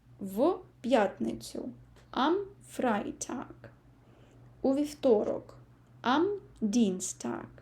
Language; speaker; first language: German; non-native, fluent; Ukrainian